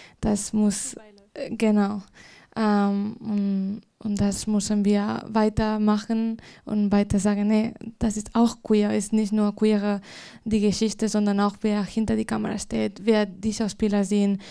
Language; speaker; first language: German; non-native, fluent; Spanish